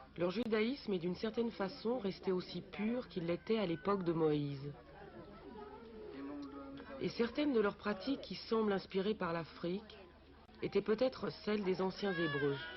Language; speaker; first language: French; native; French